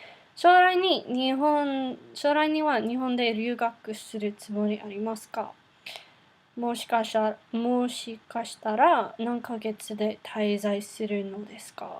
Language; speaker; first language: Japanese; non-native, learner; Afrikaans